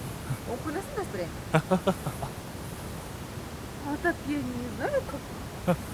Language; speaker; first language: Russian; non-native, local second language; Kyrgyz